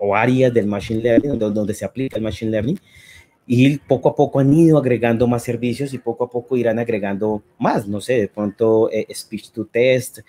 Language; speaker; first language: Spanish; native; Spanish